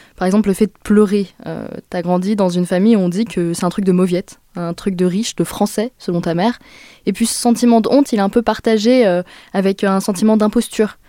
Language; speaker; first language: French; native; French